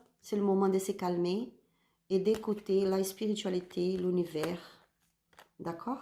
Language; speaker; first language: French; non-native, learner; Spanish